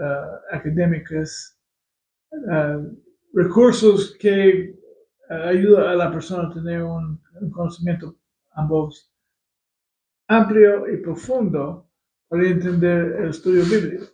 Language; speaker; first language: Spanish; non-native, fluent; English